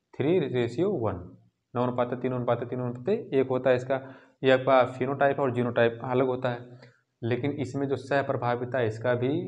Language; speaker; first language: Hindi; native; Hindi